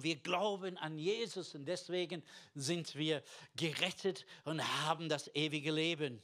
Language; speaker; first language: German; non-native, fluent; English